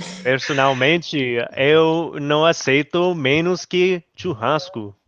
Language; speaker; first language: Portuguese; non-native, learner; English